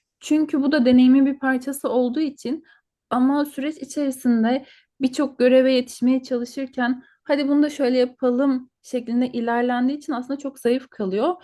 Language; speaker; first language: Turkish; native; Turkish